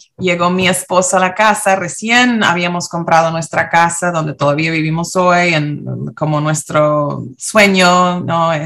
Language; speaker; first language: Spanish; early bilingual, heritage; Spanish